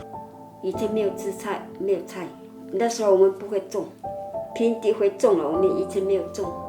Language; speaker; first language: Chinese; non-native, local second language; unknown